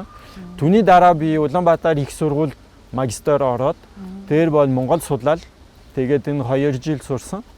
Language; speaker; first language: Mongolian; non-native, fluent; French